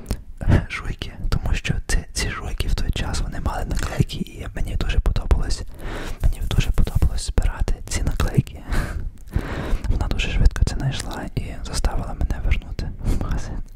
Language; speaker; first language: Ukrainian; early bilingual, heritage; Ukrainian